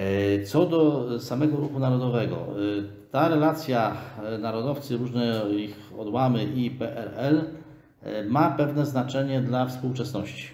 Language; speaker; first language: Polish; native; Polish